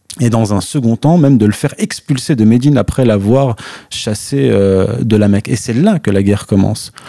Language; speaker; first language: French; early bilingual, other home language; Arabic